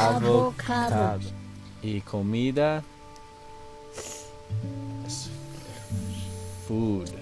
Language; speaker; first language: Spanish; non-native, learner; English